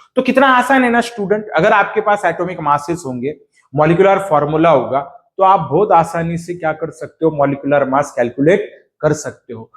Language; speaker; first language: Hindi; non-native, local second language; Marathi